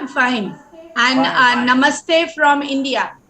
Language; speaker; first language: English; non-native, local second language; Hindi